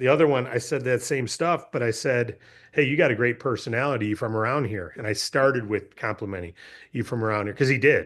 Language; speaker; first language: English; native; English